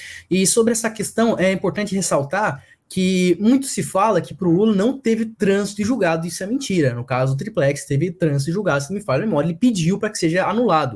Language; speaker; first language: Portuguese; native; Portuguese